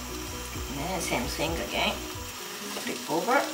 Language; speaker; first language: English; non-native, learner; Japanese